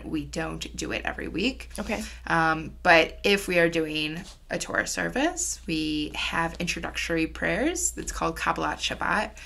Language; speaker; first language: English; native; English